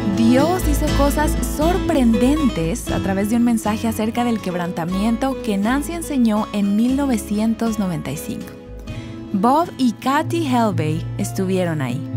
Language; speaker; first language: Spanish; native; Spanish